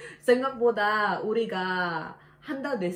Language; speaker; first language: Korean; non-native, learner; Indonesian